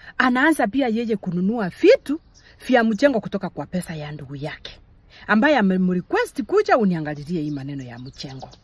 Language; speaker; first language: Swahili; non-native, local second language; Gusii